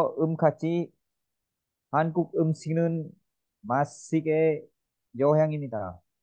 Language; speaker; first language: Korean; non-native, learner; Vietnamese